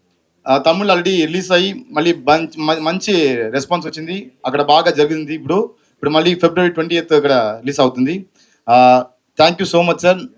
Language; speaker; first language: Telugu; non-native, fluent; Tamil